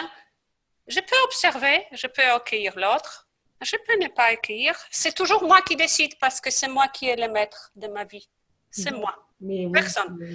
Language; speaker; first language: French; non-native, fluent; Polish